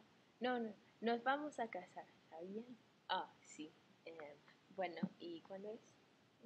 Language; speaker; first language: Spanish; non-native, fluent; English